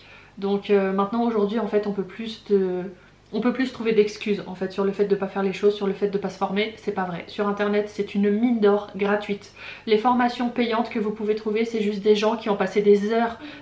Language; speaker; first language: French; native; French